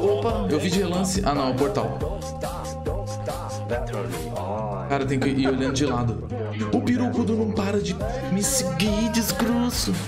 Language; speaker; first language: Portuguese; native; Portuguese